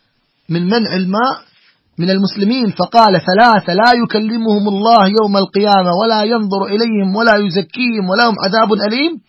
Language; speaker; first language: Arabic; native; Arabic